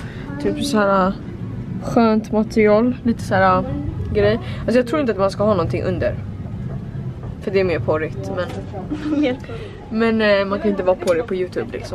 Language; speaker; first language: Swedish; native; Swedish